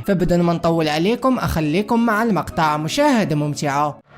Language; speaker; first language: Arabic; native; Arabic